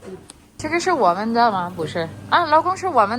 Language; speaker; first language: Chinese; non-native, learner; Filipino